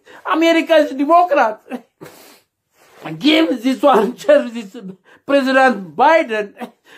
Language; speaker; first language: English; non-native, learner; Amharic